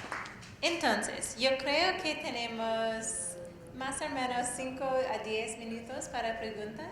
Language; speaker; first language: Spanish; non-native, learner; English